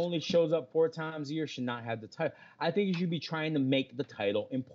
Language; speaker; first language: English; native; English